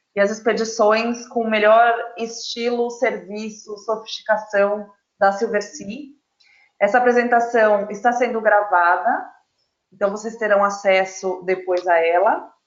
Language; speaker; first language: Portuguese; native; Portuguese